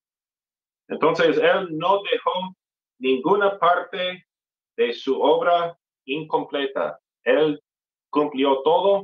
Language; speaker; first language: Spanish; non-native, fluent; English